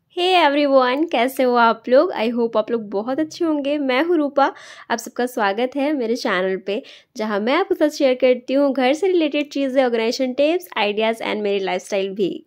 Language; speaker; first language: Hindi; native; Hindi